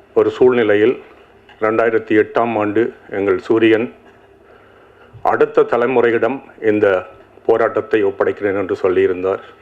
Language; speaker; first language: Tamil; native; Tamil